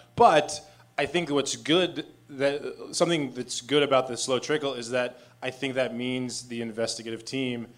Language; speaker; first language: English; native; English